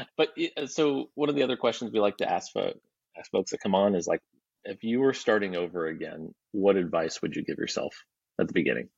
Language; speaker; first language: English; native; English